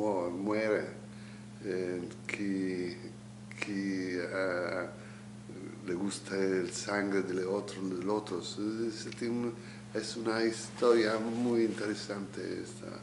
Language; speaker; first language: Spanish; non-native, learner; Italian